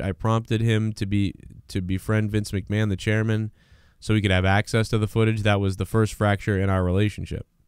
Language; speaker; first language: English; native; English